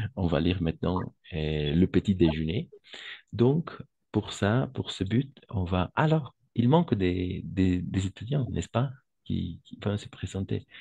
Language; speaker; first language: French; non-native, fluent; Spanish